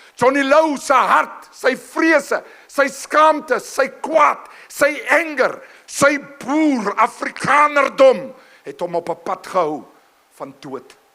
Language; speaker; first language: Afrikaans; native; Afrikaans